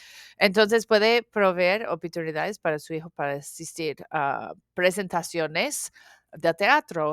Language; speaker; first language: Spanish; non-native, learner; English